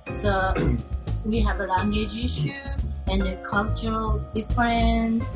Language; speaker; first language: English; non-native, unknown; Japanese